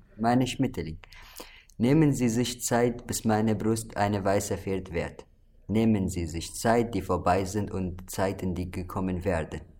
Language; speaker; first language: German; non-native, fluent; Arabic